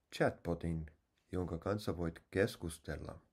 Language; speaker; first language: Finnish; non-native, fluent; English